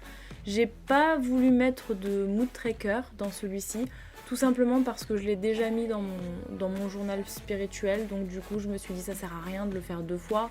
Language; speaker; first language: French; native; French